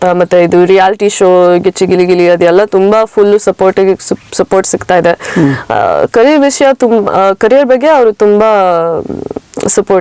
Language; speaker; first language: Kannada; early bilingual, heritage; Kannada